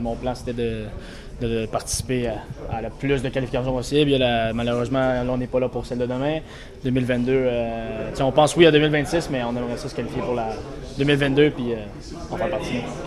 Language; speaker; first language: French; native; French